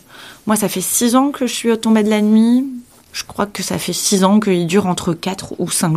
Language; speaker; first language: French; native; French